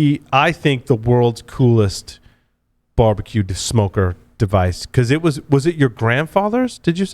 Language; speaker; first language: English; native; English